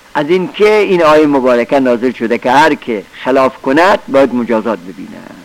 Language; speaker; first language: Persian; native; Persian